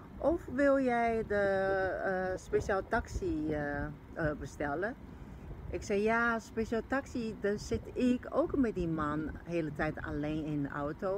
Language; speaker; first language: Dutch; non-native, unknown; Chinese